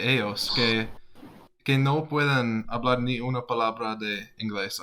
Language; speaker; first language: Spanish; non-native, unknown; English